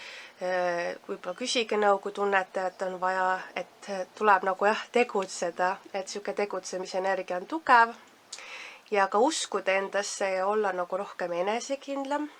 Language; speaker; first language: Estonian; native; Estonian